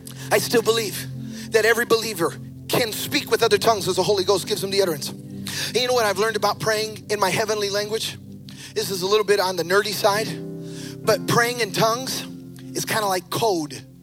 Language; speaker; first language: English; early bilingual, other home language; Spanish